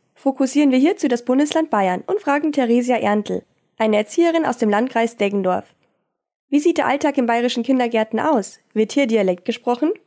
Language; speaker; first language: German; native; German